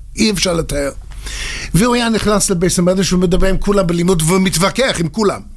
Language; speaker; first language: Hebrew; non-native, fluent; English